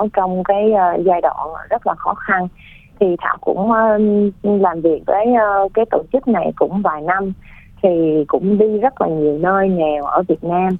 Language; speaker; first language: Vietnamese; early bilingual, heritage; Vietnamese